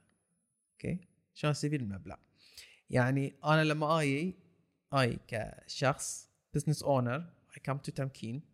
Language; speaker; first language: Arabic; native; Arabic